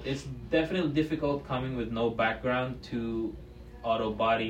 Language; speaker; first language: English; non-native, local second language; Filipino